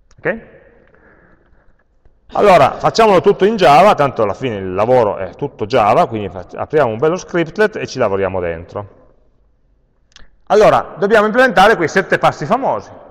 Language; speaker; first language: Italian; native; Italian